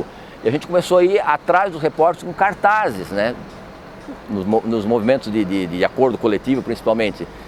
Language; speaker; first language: Portuguese; native; Portuguese